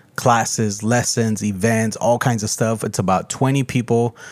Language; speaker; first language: English; early bilingual, other home language; Spanish